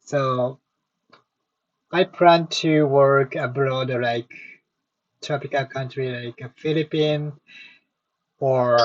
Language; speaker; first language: English; non-native, learner; Japanese